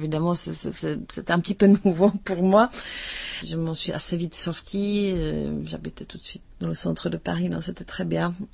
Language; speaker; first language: French; non-native, fluent; Czech